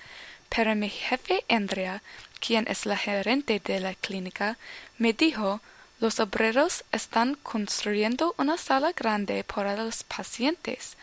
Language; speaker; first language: Spanish; non-native, learner; English